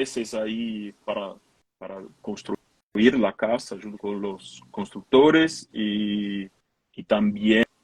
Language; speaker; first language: Spanish; non-native, fluent; Portuguese